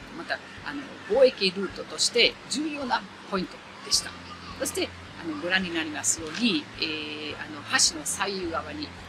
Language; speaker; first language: Japanese; non-native, fluent; German